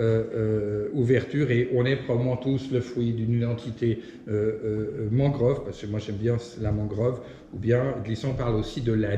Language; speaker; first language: French; native; French